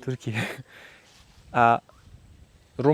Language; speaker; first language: Indonesian; non-native, learner; Turkish